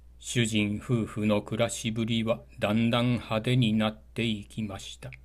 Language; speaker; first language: Japanese; native; Japanese